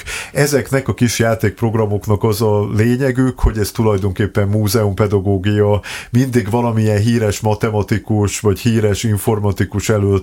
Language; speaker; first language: Hungarian; native; Hungarian